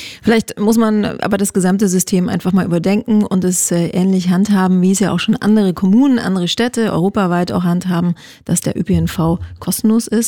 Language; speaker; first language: German; native; German